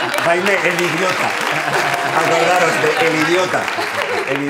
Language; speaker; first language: Spanish; native; Spanish